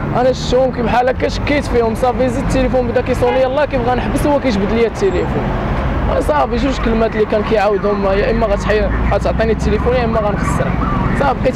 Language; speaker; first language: Arabic; native; Arabic